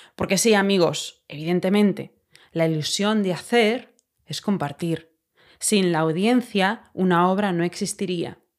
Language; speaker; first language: Spanish; native; Spanish